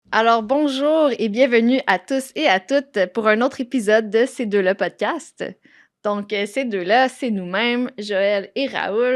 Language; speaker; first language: French; native; French